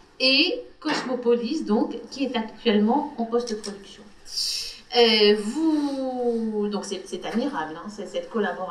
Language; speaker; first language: French; native; French